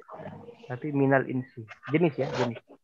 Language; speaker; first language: Indonesian; native; Indonesian